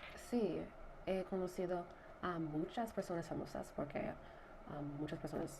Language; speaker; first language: Spanish; non-native, learner; English